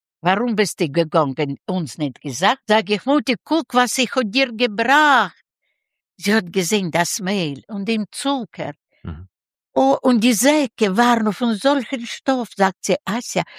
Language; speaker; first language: German; non-native, learner; Russian